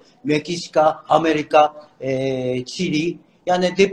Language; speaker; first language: Turkish; non-native, learner; Japanese